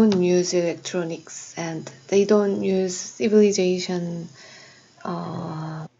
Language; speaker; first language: English; non-native, learner; Korean